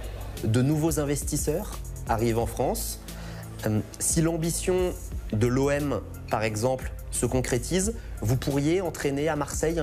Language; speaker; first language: French; native; French